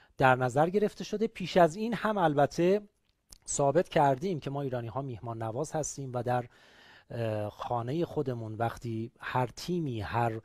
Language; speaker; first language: Persian; native; Persian